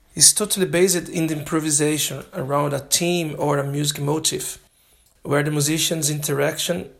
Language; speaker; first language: English; non-native, learner; Portuguese